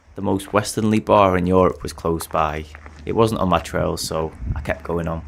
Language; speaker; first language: English; native; English